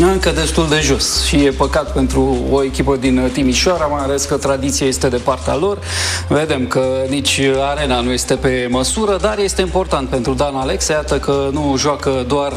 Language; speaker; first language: Romanian; native; Romanian